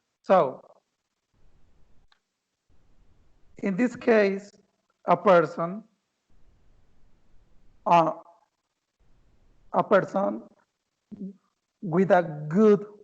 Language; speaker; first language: English; non-native, fluent; Spanish